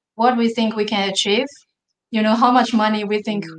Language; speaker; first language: English; non-native, fluent; Chinese